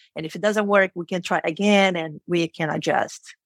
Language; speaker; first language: English; non-native, fluent; Portuguese